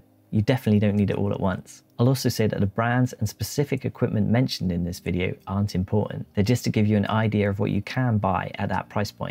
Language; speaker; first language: English; native; English